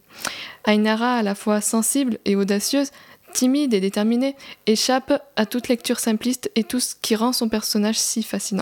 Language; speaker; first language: French; native; French